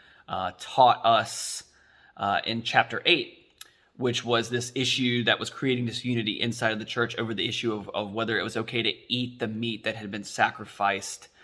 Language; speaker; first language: English; native; English